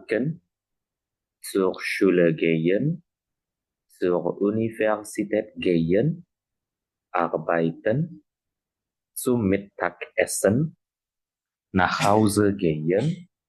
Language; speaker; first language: German; non-native, learner; Indonesian